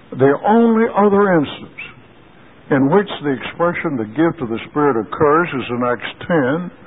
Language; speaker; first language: English; native; English